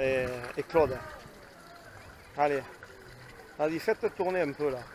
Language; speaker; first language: French; native; French